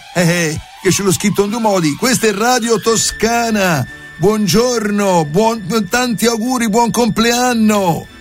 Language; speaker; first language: Italian; native; Italian